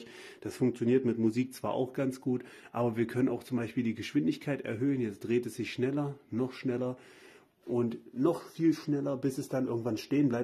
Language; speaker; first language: German; native; German